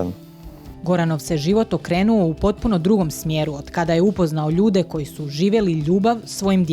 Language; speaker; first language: Croatian; native; Croatian